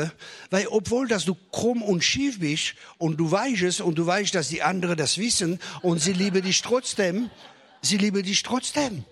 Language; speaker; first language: German; non-native, fluent; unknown